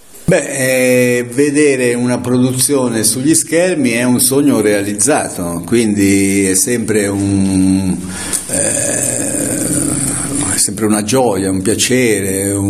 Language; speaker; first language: Italian; native; Italian